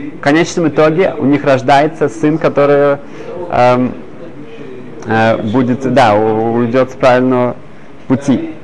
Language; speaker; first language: Russian; early bilingual, heritage; Hebrew